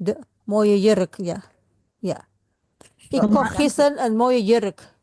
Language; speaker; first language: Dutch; non-native, fluent; Indonesian